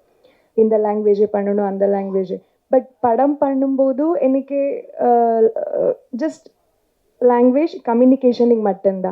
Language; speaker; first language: Tamil; non-native, learner; Kannada